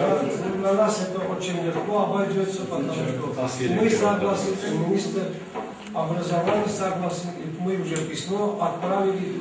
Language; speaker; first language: Russian; non-native, local second language; Armenian